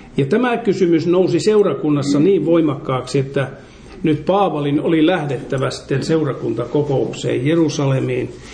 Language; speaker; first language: Finnish; native; Finnish